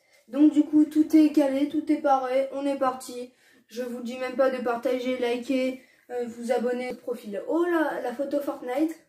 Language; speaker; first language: French; native; French